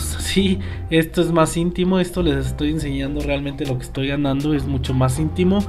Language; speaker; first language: Spanish; native; Spanish